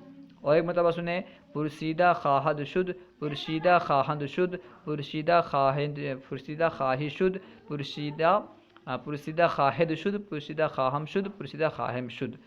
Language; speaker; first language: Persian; non-native, fluent; Urdu